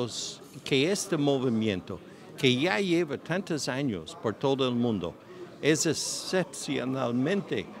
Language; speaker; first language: Spanish; non-native, fluent; English